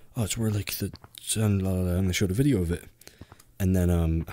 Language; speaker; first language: English; native; English